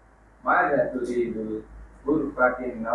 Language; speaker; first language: Arabic; non-native, learner; Indonesian